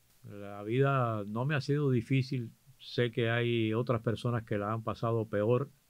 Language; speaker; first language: Spanish; native; Spanish